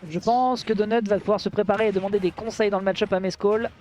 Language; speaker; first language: French; native; French